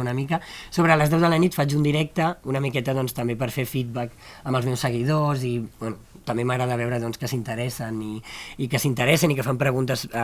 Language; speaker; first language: Catalan; native; Catalan